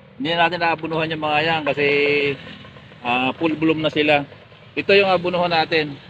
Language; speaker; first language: Filipino; native; Filipino